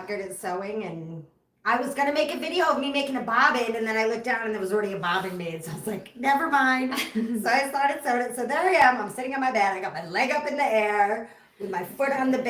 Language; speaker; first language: English; native; English